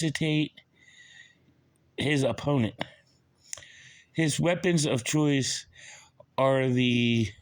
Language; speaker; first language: English; native; English